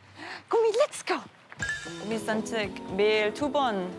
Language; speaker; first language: Korean; non-native, learner; German